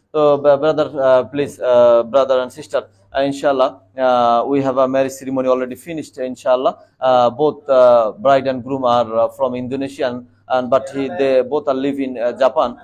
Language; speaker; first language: English; non-native, local second language; Bangla